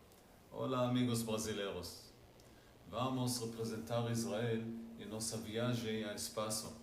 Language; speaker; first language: Portuguese; non-native, learner; Hebrew